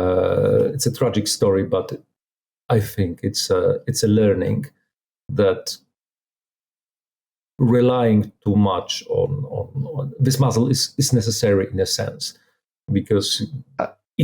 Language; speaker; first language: English; non-native, fluent; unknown